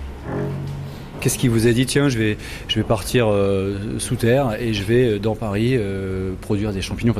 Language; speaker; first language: French; native; French